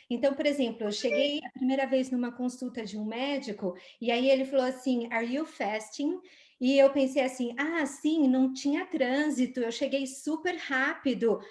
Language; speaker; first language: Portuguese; native; Portuguese